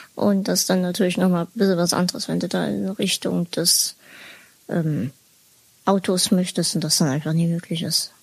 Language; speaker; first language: German; native; German